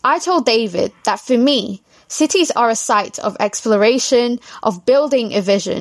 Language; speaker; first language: English; native; English